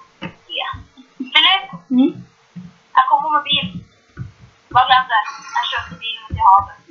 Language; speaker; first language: Norwegian; native; Norwegian